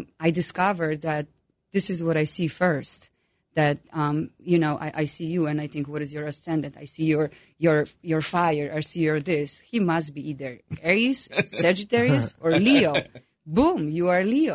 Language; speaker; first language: English; non-native, fluent; Polish